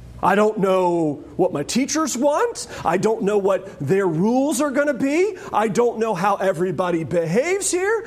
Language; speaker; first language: English; native; English